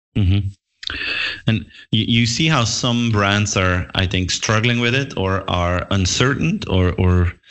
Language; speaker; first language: English; non-native, fluent; Dutch